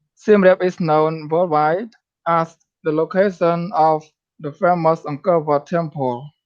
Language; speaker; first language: English; non-native, learner; Khmer